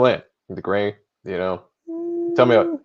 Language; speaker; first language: English; native; English